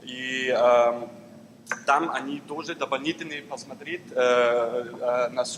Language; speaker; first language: Russian; non-native, learner; German